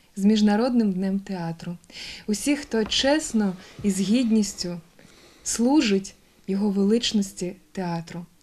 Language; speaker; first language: Ukrainian; native; Ukrainian